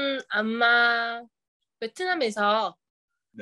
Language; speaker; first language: Korean; non-native, learner; Vietnamese